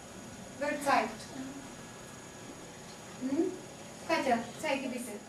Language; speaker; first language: German; non-native, fluent; Russian